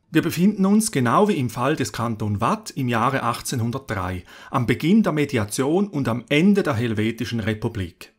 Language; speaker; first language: German; native; German